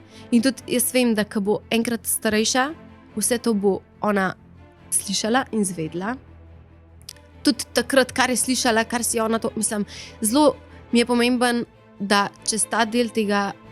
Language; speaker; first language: Slovenian; native; Slovenian